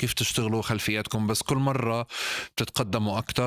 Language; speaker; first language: Arabic; native; Arabic